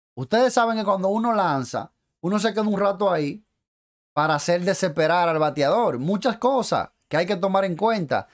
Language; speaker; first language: Spanish; native; Spanish